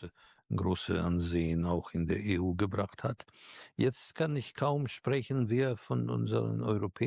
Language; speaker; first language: German; non-native, fluent; Russian